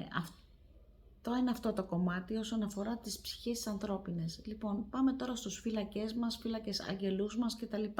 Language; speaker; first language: Greek; early bilingual, heritage; Greek